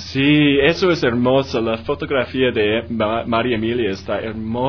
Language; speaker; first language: Spanish; non-native, learner; English